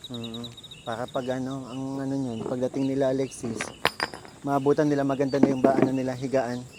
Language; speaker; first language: Filipino; native; Filipino